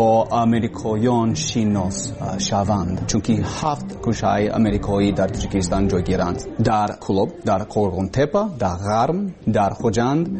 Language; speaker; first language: Persian; non-native, learner; English